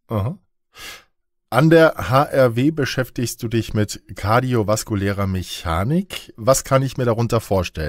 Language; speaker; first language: German; native; German